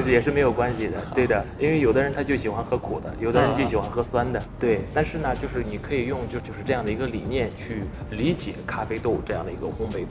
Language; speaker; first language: Chinese; native; Chinese